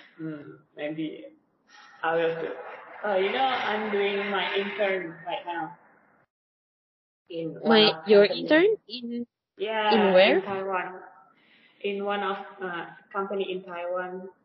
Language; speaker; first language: English; non-native, learner; Indonesian